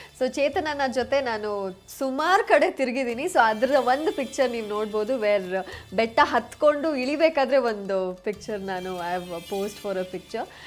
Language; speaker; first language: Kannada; non-native, local second language; Kodava